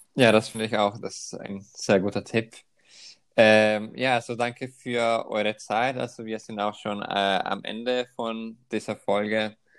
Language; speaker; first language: German; non-native, fluent; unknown